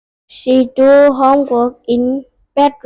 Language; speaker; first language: English; non-native, learner; Vietnamese